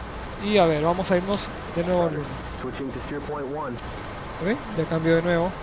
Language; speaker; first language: Spanish; native; Spanish